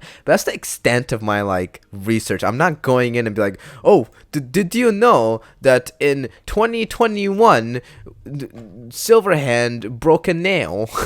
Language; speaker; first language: English; native; English